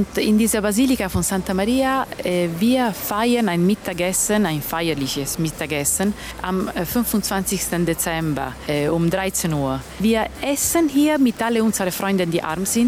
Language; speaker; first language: German; non-native, learner; Italian